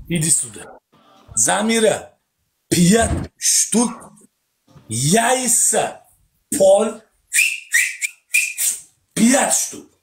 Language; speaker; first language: Russian; non-native, learner; Uzbek